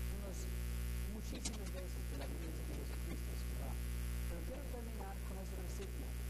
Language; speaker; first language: Spanish; non-native, fluent; English